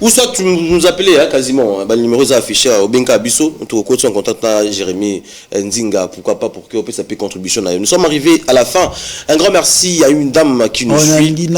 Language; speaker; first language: French; non-native, local second language; Lingala